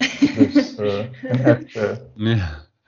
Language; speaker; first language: Dutch; non-native, learner; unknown